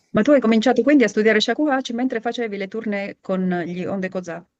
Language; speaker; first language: Italian; native; Italian